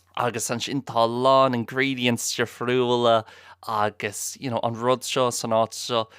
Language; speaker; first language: Irish; non-native, local second language; English